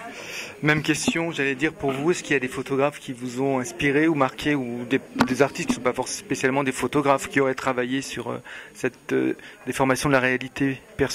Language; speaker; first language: French; native; French